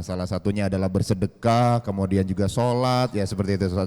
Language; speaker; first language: Indonesian; native; Indonesian